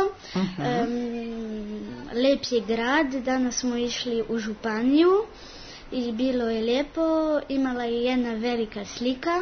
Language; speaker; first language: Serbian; early bilingual, heritage; Serbian